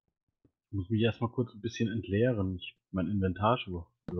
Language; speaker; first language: German; native; German